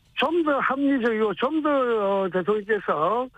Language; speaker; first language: Korean; native; Korean